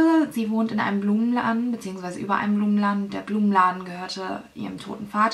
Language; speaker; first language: German; native; German